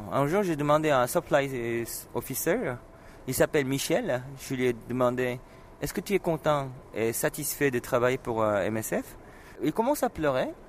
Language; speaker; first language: French; non-native, fluent; Korean